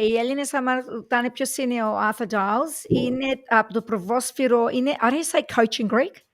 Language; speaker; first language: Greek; early bilingual, heritage; English